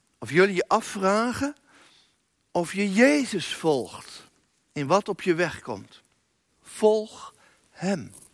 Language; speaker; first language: Dutch; native; Dutch